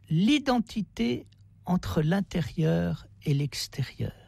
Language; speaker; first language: French; native; French